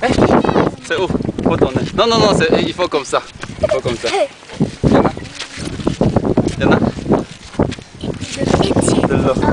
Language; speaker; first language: French; non-native, learner; Chinese